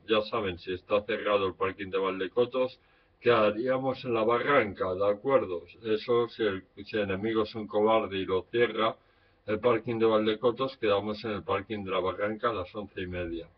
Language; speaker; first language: Spanish; native; Spanish